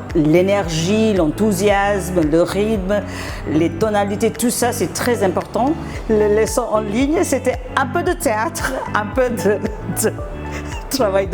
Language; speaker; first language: French; non-native, fluent; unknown